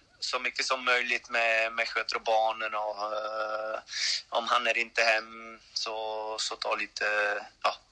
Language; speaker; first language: Swedish; non-native, learner; French